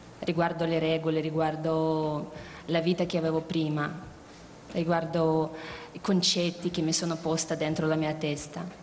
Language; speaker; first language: Italian; non-native, fluent; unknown